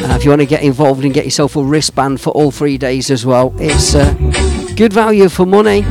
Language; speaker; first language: English; native; English